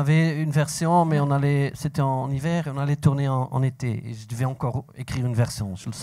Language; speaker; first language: French; non-native, local second language; Dutch